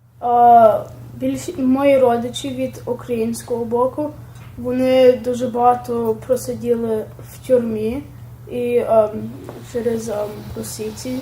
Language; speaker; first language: Ukrainian; early bilingual, heritage; Ukrainian